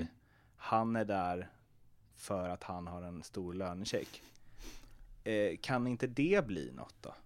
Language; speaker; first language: Swedish; native; Swedish